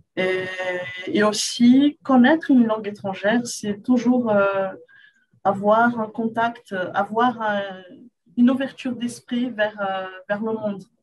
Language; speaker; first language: French; non-native, fluent; Portuguese